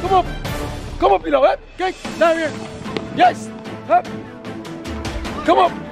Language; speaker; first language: Dutch; native; Dutch